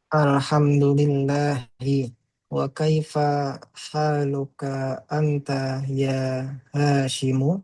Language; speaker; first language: Arabic; non-native, learner; Indonesian